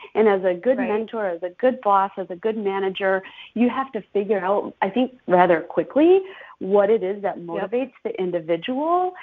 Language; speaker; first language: English; native; English